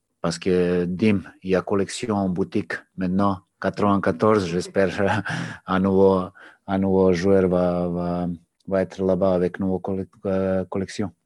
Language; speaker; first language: French; non-native, learner; Serbian